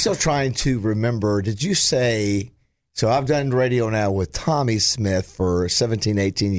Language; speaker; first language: English; native; English